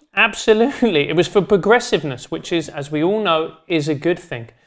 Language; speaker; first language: English; native; English